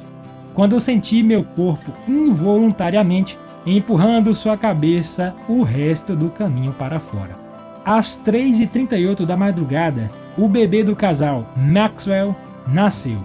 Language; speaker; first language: Portuguese; native; Portuguese